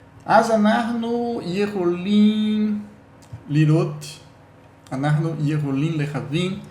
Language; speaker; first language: Hebrew; non-native, learner; Portuguese